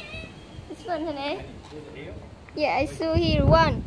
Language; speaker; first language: English; non-native, learner; Filipino